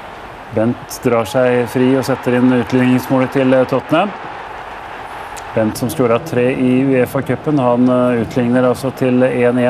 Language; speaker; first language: Norwegian; native; Norwegian